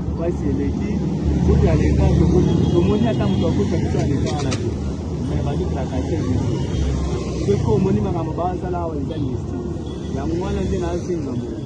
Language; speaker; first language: Lingala; native; Lingala